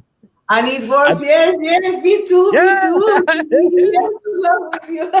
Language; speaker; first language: English; non-native, fluent; Portuguese